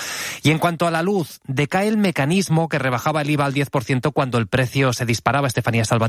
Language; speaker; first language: Spanish; native; Spanish